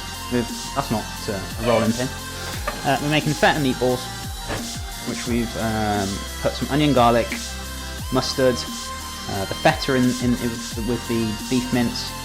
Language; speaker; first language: English; native; English